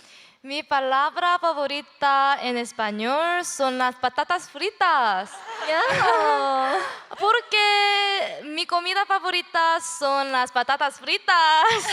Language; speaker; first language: Spanish; non-native, learner; English